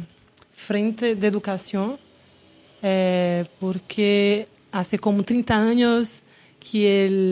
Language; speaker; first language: Spanish; non-native, learner; Portuguese